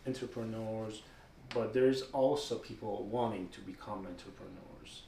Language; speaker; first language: English; non-native, fluent; Persian